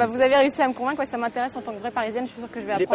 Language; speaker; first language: French; native; French